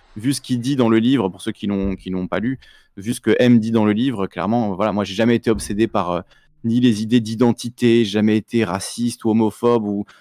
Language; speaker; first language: French; native; French